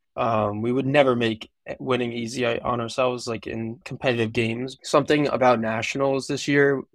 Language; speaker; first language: English; native; English